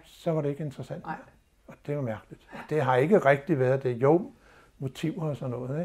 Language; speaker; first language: Danish; native; Danish